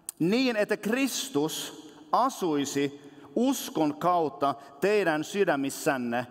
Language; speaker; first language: Finnish; non-native, local second language; Swedish